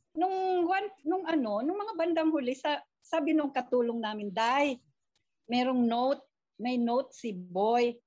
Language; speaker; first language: Filipino; non-native, local second language; Cebuano